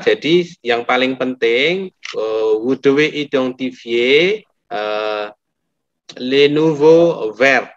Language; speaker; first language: French; non-native, fluent; Indonesian